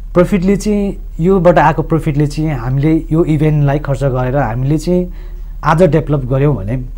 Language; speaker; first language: Nepali; non-native, local second language; Sherpa